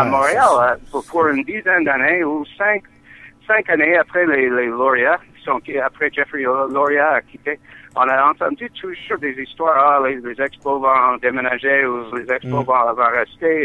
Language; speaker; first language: French; non-native, learner; English